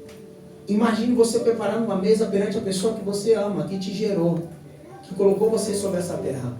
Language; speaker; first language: Portuguese; native; Portuguese